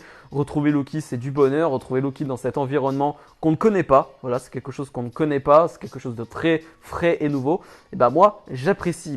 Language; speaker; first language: French; native; French